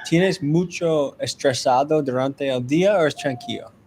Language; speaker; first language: Spanish; non-native, learner; English